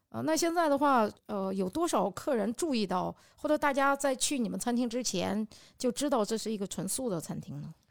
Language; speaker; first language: Chinese; native; Chinese